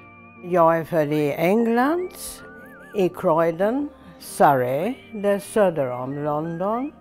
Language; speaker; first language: Swedish; non-native, fluent; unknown